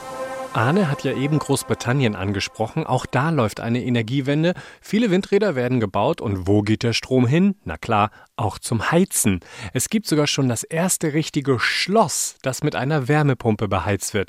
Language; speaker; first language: German; native; German